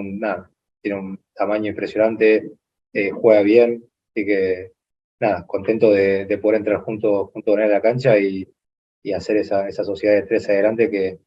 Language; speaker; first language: Spanish; native; Spanish